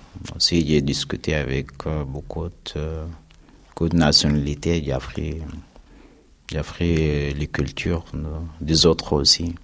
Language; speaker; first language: French; non-native, learner; Arabic